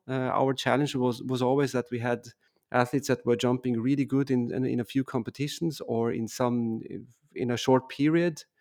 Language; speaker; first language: English; non-native, fluent; German